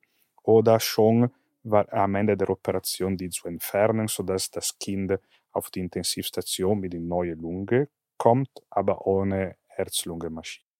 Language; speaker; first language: German; non-native, fluent; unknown